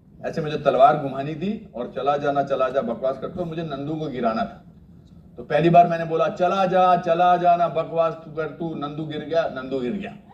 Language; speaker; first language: Hindi; native; Hindi